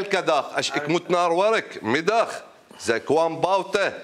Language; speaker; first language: Dutch; non-native, learner; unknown